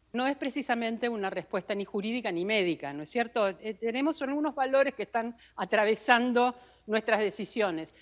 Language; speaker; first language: Spanish; native; Spanish